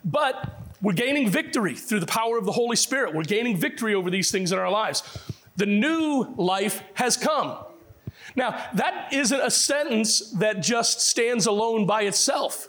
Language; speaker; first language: English; native; English